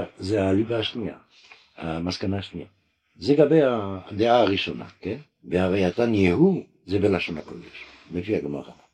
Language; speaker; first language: Hebrew; non-native, fluent; French